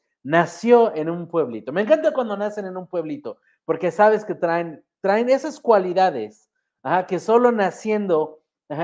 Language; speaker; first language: Spanish; native; Spanish